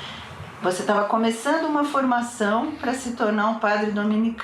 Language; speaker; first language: Portuguese; native; Portuguese